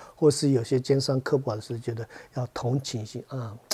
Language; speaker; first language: Chinese; non-native, fluent; Tibetan